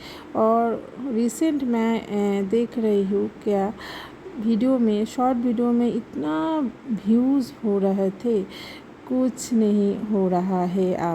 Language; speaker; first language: Hindi; non-native, local second language; Bangla